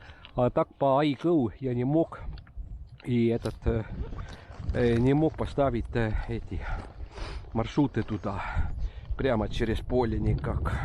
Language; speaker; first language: Russian; non-native, local second language; Estonian